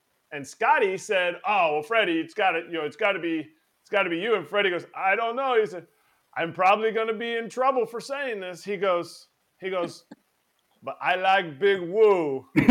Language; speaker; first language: English; native; English